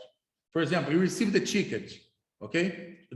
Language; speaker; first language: English; non-native, fluent; Portuguese